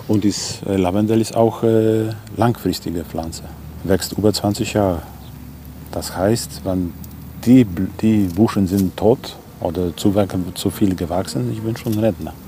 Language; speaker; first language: German; non-native, learner; Polish